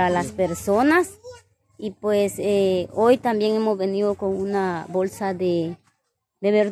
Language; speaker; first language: Spanish; native; Spanish